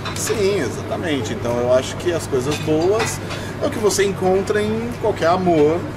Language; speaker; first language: Portuguese; native; Portuguese